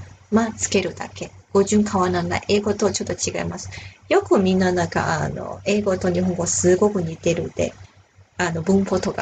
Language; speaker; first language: Japanese; non-native, fluent; Chinese